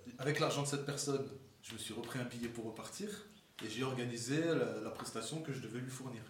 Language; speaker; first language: French; native; French